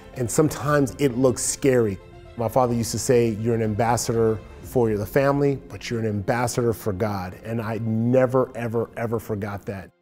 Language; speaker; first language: English; native; English